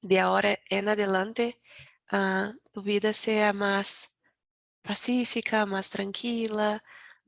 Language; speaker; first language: Spanish; non-native, learner; Portuguese